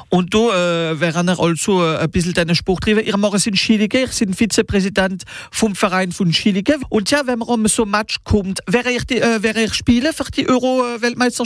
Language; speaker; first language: German; non-native, local second language; Swiss German